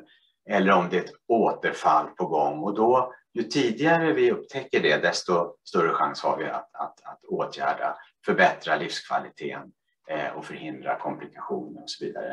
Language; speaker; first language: Swedish; native; Swedish